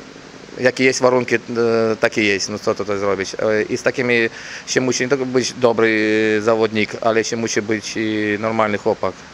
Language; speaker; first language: Polish; non-native, learner; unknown